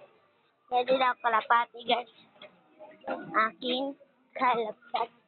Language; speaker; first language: Filipino; non-native, local second language; Cebuano